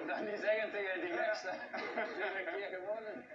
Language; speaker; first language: Dutch; non-native, local second language; French